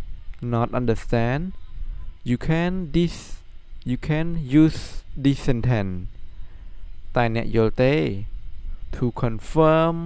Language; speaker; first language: English; non-native, learner; Khmer